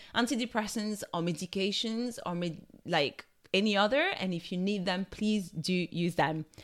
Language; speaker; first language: English; non-native, fluent; French